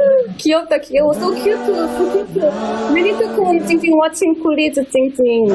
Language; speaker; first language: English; non-native, learner; Korean